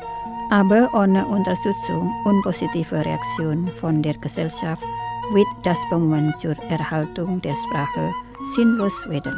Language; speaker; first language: German; non-native, fluent; Indonesian